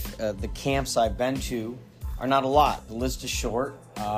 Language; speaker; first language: English; native; English